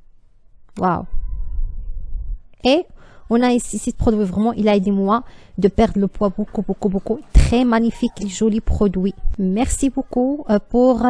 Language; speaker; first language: French; non-native, learner; Arabic